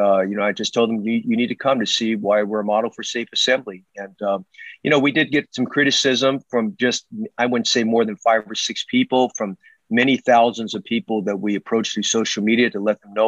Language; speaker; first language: English; native; English